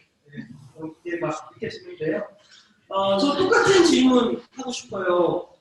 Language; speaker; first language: Korean; native; Korean